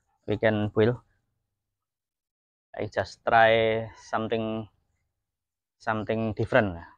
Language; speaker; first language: English; non-native, learner; Indonesian